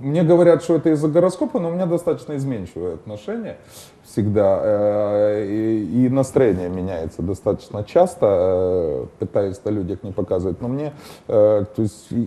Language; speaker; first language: Russian; non-native, local second language; Ukrainian